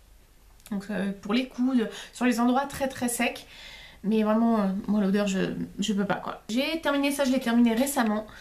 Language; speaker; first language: French; native; French